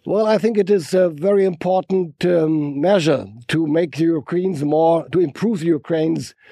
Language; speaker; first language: English; non-native, fluent; German